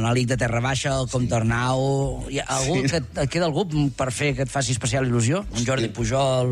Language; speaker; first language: Catalan; native; Catalan